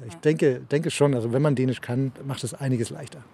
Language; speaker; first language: German; early bilingual, heritage; German